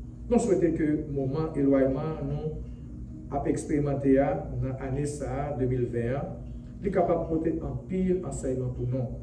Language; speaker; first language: French; non-native, local second language; Haitian Creole